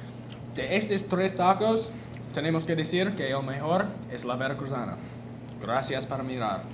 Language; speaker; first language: Spanish; non-native, learner; English